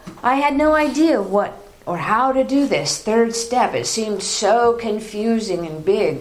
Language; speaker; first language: English; native; English